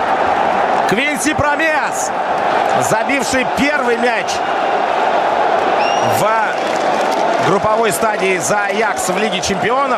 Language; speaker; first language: Russian; native; Russian